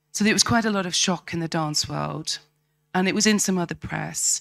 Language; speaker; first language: English; native; English